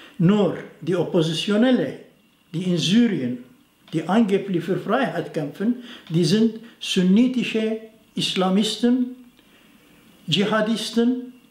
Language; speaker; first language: German; non-native, fluent; Turoyo